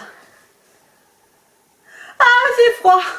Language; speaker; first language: French; native; French